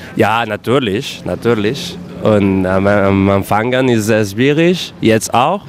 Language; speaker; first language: German; non-native, learner; Catalan